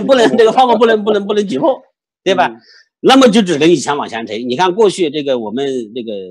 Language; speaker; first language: Chinese; native; Chinese